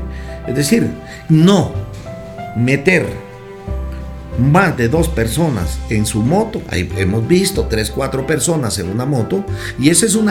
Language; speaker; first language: Spanish; native; Spanish